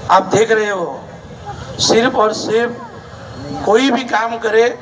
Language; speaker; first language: Hindi; non-native, local second language; Marathi